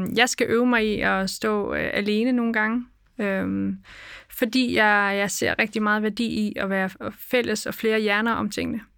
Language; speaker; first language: Danish; native; Danish